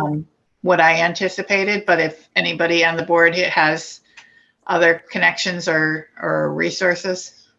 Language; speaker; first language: English; native; English